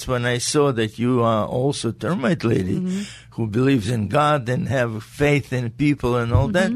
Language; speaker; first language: English; non-native, fluent; Latvian